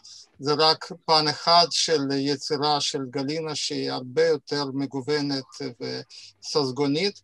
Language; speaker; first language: Hebrew; non-native, fluent; Russian